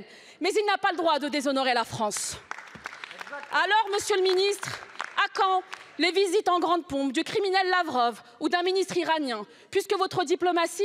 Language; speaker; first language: French; native; French